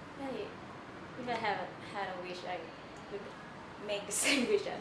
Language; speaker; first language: English; non-native, learner; Thai